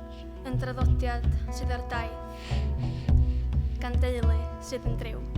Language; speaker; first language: Welsh; native; Welsh